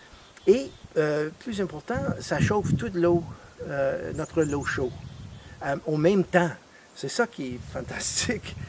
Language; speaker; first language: French; non-native, fluent; English